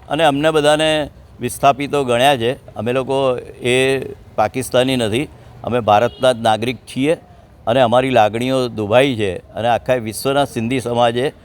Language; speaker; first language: Gujarati; non-native, local second language; Sindhi